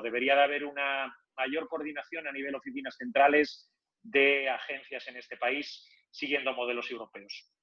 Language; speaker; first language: Spanish; native; Spanish